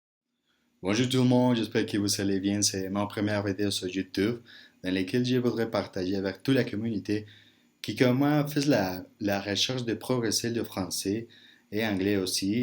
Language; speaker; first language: French; non-native, learner; Spanish